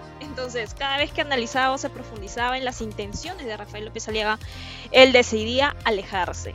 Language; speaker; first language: Spanish; native; Spanish